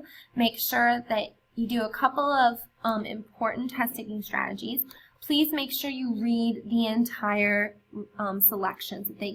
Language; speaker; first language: English; native; English